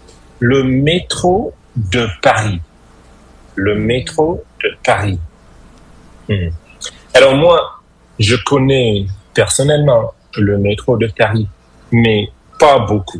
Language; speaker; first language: French; non-native, fluent; English